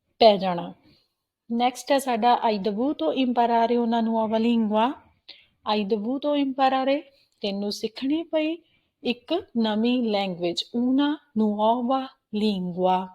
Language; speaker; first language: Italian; non-native, fluent; Punjabi